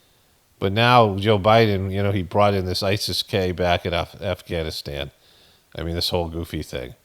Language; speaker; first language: English; native; English